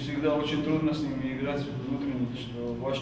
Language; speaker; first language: Russian; non-native, fluent; Georgian